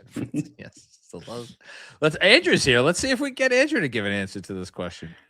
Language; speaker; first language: English; native; English